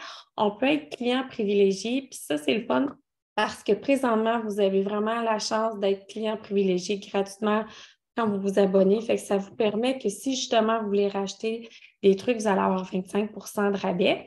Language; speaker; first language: French; native; French